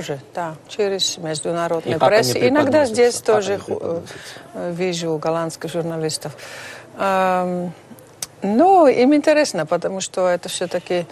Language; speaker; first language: Russian; non-native, fluent; Dutch